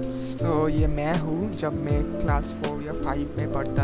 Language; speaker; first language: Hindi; non-native, local second language; Bangla